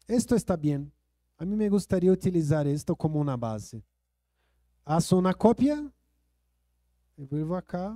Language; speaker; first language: Spanish; non-native, fluent; Portuguese